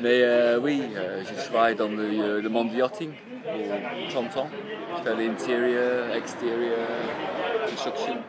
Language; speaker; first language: French; non-native, fluent; English